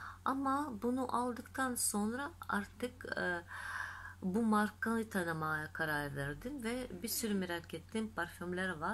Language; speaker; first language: Turkish; non-native, fluent; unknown